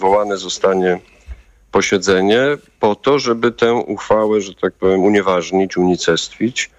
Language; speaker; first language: Polish; native; Polish